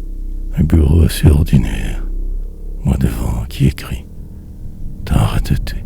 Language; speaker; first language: French; native; French